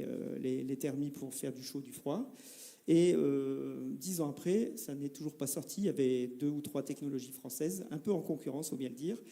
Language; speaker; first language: French; native; French